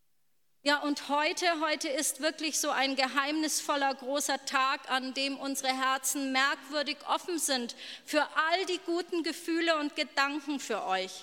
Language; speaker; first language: German; native; German